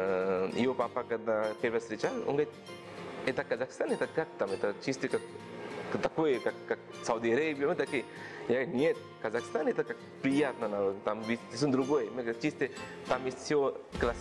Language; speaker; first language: Russian; non-native, learner; Tamil